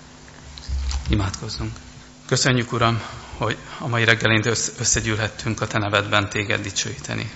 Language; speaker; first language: Hungarian; native; Hungarian